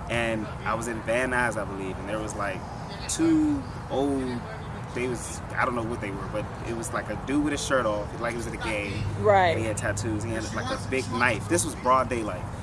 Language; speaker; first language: English; native; English